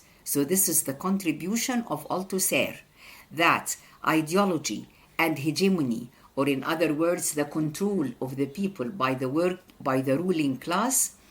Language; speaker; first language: English; non-native, fluent; Arabic